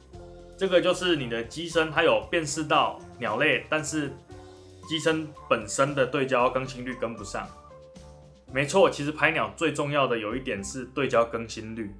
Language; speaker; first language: Chinese; native; Chinese